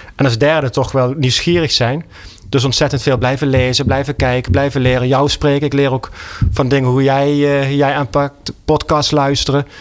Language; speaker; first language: Dutch; native; Dutch